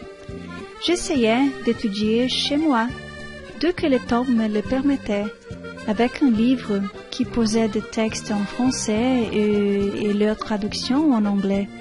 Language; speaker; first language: French; non-native, learner; Portuguese